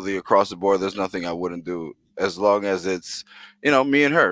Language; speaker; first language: English; early bilingual, other home language; Spanish